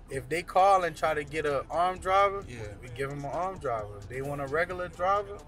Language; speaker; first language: English; early bilingual, other home language; Haitian Creole